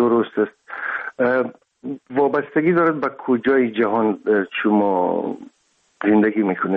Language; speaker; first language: Persian; non-native, local second language; Russian